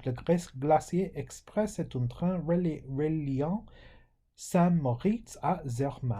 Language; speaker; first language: French; non-native, fluent; English